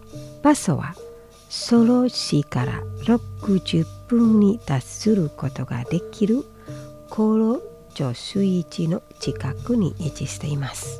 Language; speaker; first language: Japanese; non-native, fluent; Indonesian